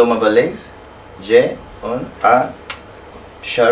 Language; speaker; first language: French; non-native, learner; Spanish